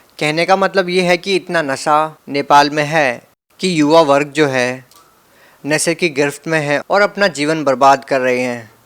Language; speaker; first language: Hindi; native; Hindi